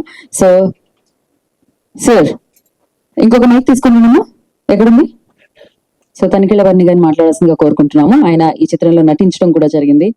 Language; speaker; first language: Telugu; native; Telugu